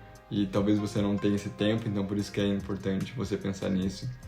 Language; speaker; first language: Portuguese; native; Portuguese